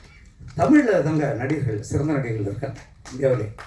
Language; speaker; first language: Tamil; native; Tamil